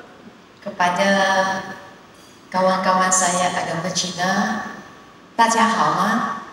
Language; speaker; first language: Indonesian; non-native, local second language; Chinese